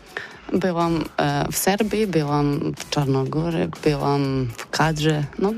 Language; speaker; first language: Polish; non-native, fluent; Serbian